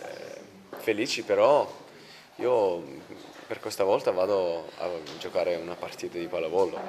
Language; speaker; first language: Italian; non-native, fluent; English